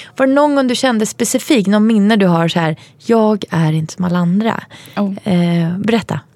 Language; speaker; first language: Swedish; native; Swedish